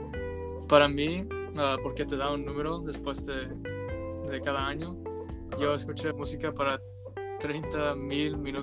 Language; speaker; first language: Spanish; non-native, learner; English